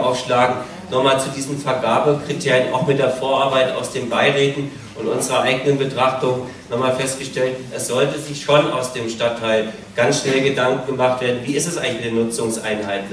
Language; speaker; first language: German; native; German